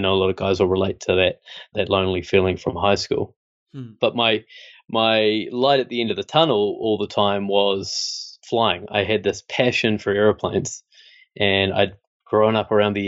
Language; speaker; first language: English; native; English